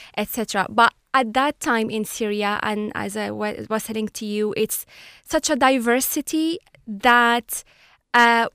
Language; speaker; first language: English; non-native, fluent; Arabic